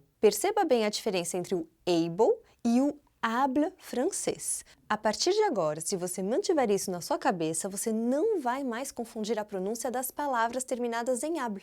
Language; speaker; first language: Portuguese; non-native, fluent; French